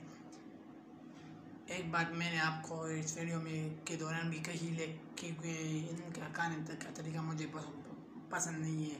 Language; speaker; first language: Hindi; non-native, local second language; Pashto